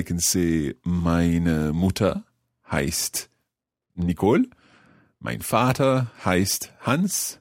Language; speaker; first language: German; non-native, learner; English